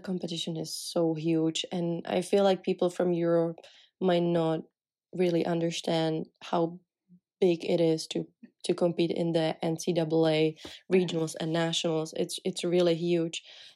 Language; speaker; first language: English; non-native, fluent; Czech